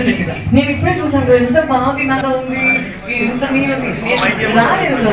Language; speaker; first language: Telugu; non-native, local second language; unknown